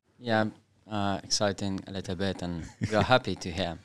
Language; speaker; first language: English; non-native, learner; Persian